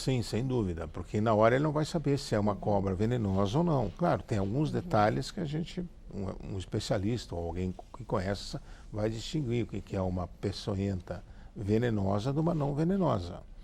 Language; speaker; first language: Portuguese; native; Portuguese